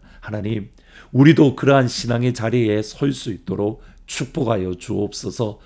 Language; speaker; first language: Korean; native; Korean